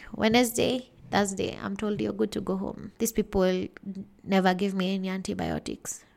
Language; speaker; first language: English; non-native, local second language; Kikuyu